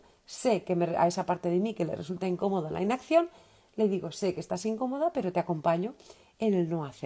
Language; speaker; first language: Spanish; native; Spanish